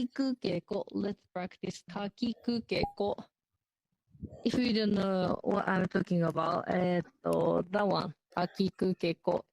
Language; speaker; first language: English; non-native, learner; Japanese